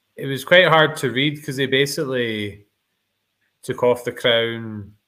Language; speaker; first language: English; native; English